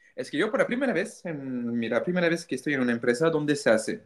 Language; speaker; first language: Spanish; non-native, fluent; French